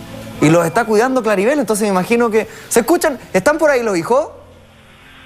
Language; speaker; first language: Spanish; native; Spanish